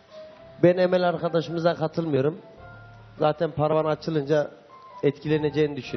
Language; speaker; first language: Turkish; native; Turkish